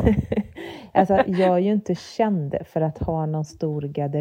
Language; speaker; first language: Swedish; native; Swedish